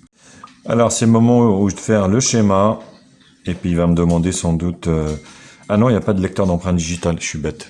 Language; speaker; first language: French; native; French